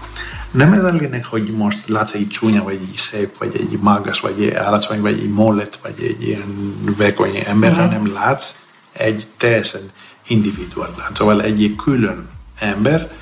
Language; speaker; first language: Hungarian; non-native, learner; Greek